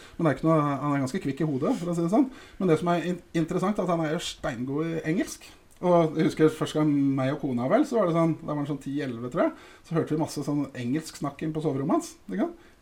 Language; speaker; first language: Norwegian; native; Norwegian